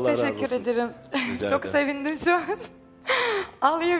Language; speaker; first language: Turkish; non-native, fluent; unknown